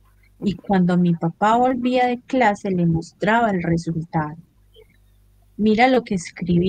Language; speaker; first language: Spanish; native; Spanish